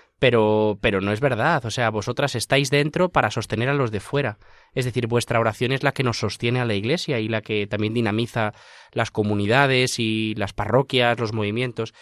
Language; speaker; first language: Spanish; native; Spanish